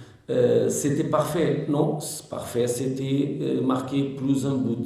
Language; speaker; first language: French; non-native, learner; Portuguese